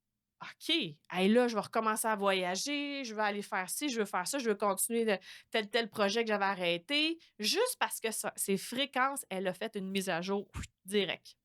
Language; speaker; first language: French; native; French